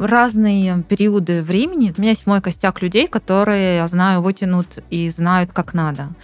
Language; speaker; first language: Russian; native; Russian